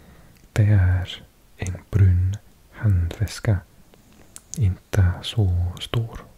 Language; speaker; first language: Swedish; non-native, learner; English